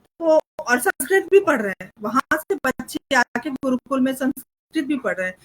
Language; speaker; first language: Hindi; native; Hindi